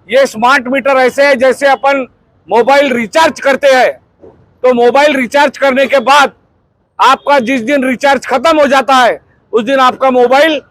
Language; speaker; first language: Hindi; non-native, local second language; Marathi